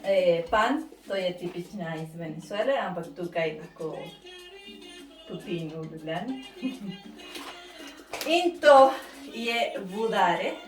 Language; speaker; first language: Slovenian; non-native, learner; Spanish